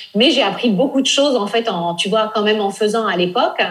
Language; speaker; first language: French; native; French